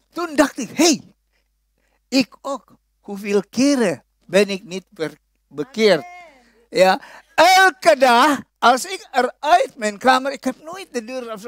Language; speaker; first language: Dutch; non-native, fluent; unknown